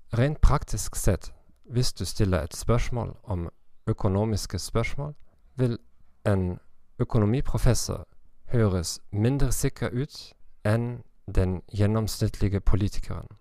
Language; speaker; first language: Norwegian; non-native, learner; German